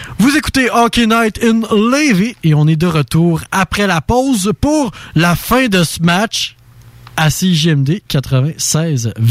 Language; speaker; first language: French; native; French